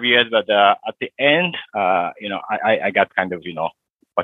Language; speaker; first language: English; non-native, fluent; Japanese